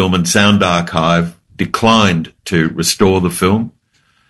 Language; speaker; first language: English; native; English